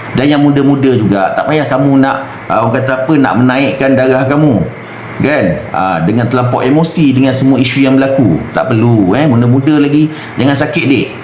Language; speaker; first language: Malay; native; Malay